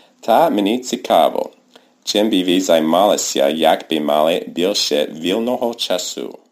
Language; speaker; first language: Ukrainian; non-native, fluent; English